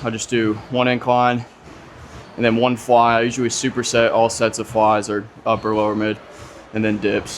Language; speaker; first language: English; native; English